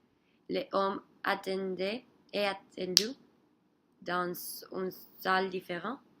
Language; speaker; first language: French; non-native, learner; Spanish